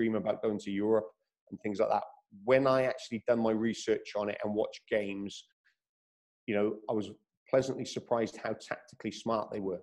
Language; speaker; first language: English; native; English